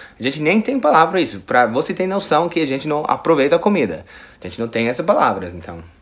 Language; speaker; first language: Portuguese; non-native, fluent; English